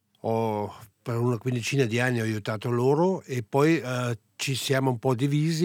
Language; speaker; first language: Italian; non-native, local second language; German